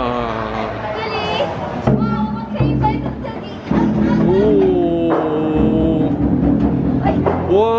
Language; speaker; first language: Chinese; non-native, learner; Filipino